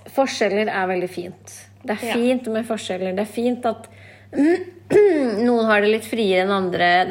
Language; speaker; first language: Norwegian; non-native, local second language; Kurdish